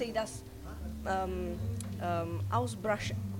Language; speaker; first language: German; non-native, learner; Czech